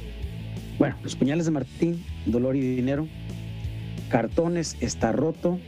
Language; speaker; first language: Spanish; early bilingual, heritage; Spanish